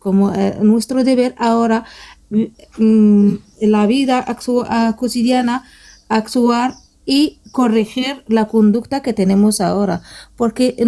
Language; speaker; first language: Spanish; non-native, fluent; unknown